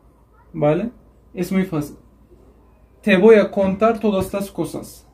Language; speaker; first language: Spanish; non-native, learner; Turkish